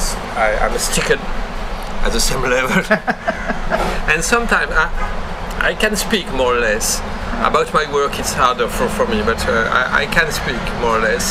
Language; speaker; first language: English; non-native, learner; French